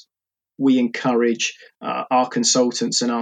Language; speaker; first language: English; native; English